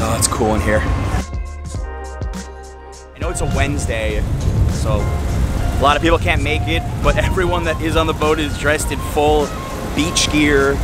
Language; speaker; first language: English; native; English